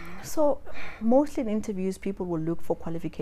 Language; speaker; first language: English; non-native, local second language; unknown